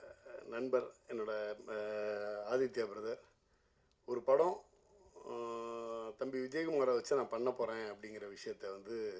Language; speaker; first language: Tamil; native; Tamil